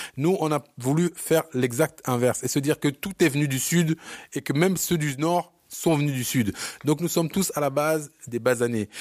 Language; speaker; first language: French; early bilingual, other home language; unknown